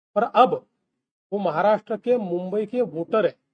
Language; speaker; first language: Hindi; non-native, local second language; Marathi